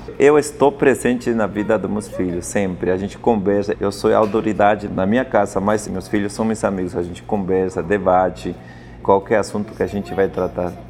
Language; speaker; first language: Portuguese; non-native, fluent; Spanish